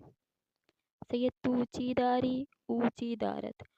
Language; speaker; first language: Persian; non-native, learner; Urdu